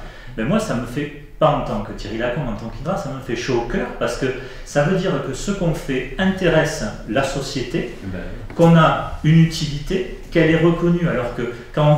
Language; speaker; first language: French; native; French